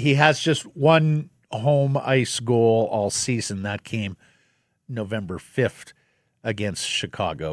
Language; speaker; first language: English; native; English